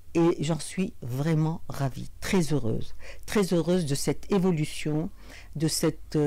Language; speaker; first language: French; non-native, local second language; Arabic